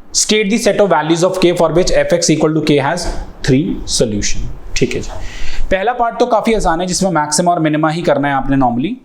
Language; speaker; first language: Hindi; native; Hindi